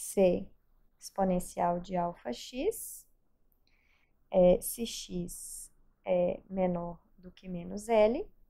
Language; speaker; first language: Portuguese; native; Portuguese